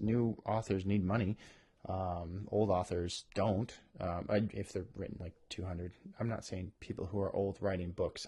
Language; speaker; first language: English; native; English